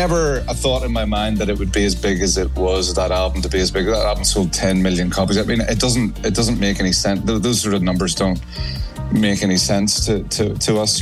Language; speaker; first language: English; native; English